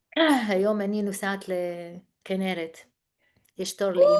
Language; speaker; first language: Hebrew; non-native, local second language; Arabic